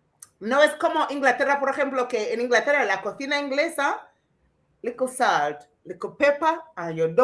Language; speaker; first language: Spanish; non-native, fluent; English